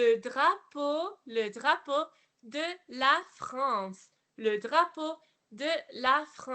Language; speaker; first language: French; non-native, fluent; Welsh